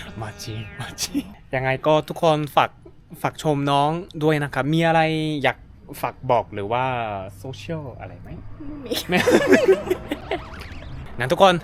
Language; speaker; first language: Thai; non-native, fluent; Korean